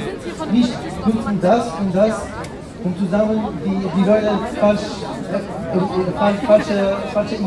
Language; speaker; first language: German; non-native, learner; Arabic